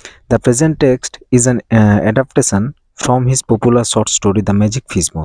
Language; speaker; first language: English; non-native, local second language; Bangla